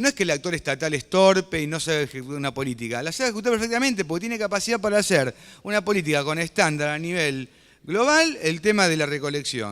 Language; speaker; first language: Spanish; native; Spanish